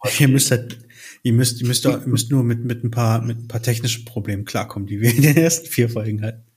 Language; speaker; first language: German; early bilingual, other home language; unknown